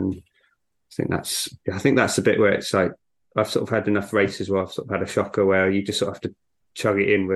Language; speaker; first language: English; native; English